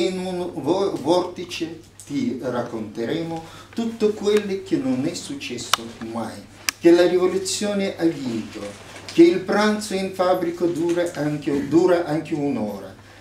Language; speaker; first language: Italian; non-native, fluent; Russian